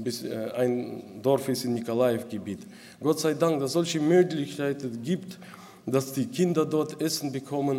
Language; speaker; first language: German; non-native, local second language; Russian